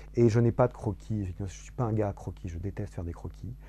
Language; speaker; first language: French; native; French